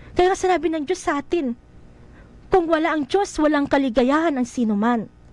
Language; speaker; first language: Filipino; native; Filipino